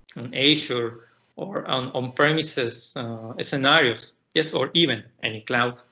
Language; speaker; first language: English; non-native, fluent; Spanish